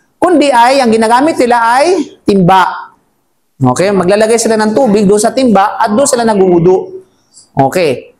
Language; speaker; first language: Filipino; native; Filipino